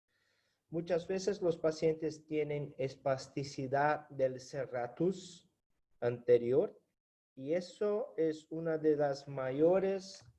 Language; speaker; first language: Spanish; non-native, fluent; Portuguese